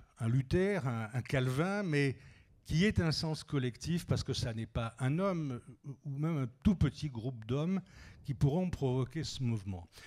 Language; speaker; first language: French; native; French